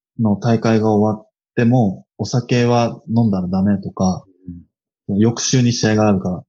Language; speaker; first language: Japanese; native; Japanese